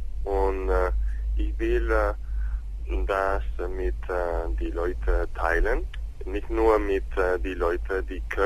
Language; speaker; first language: German; non-native, learner; Spanish